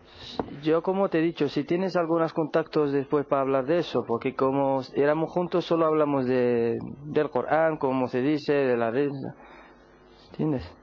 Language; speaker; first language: Spanish; non-native, learner; Arabic